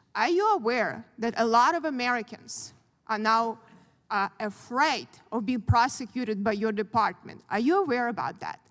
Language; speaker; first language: English; non-native, fluent; Ukrainian